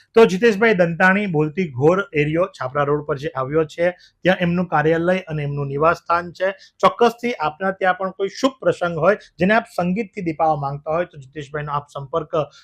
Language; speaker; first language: Gujarati; native; Gujarati